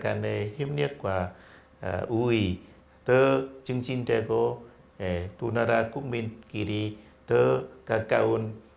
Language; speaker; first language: Korean; non-native, fluent; Vietnamese